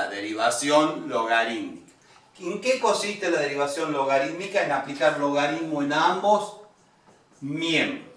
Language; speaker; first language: Spanish; native; Spanish